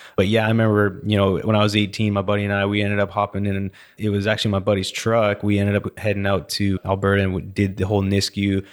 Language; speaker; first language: English; native; English